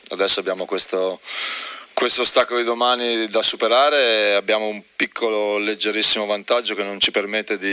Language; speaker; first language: Italian; native; Italian